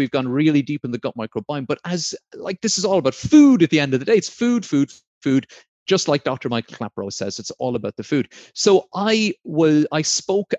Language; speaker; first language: English; native; English